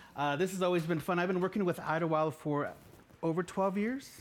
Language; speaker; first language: English; native; English